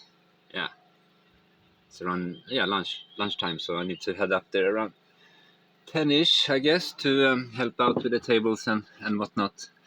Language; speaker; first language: English; non-native, fluent; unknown